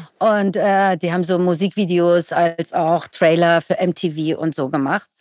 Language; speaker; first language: German; early bilingual, other home language; Persian